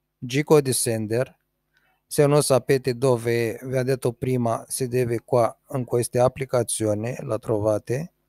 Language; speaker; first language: Italian; non-native, learner; Romanian